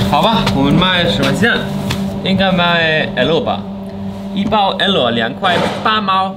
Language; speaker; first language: Chinese; non-native, fluent; German